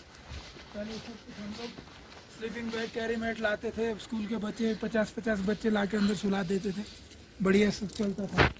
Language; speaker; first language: Hindi; non-native, local second language; Bangla